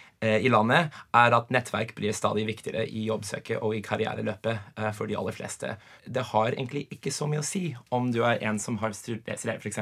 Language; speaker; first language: Norwegian; non-native, fluent; English